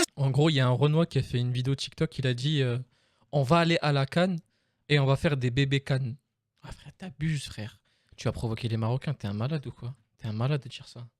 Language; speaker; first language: French; native; French